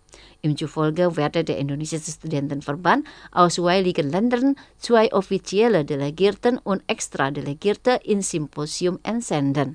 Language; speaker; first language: German; non-native, fluent; Indonesian